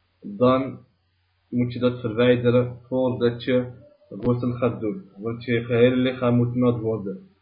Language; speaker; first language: Dutch; early bilingual, other home language; Arabic